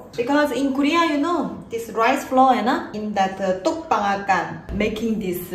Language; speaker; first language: Hindi; non-native, learner; Korean